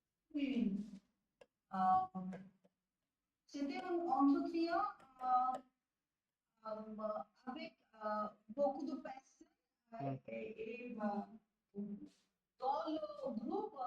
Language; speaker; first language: French; non-native, learner; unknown